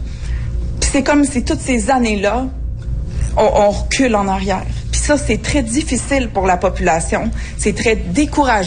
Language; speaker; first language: French; native; French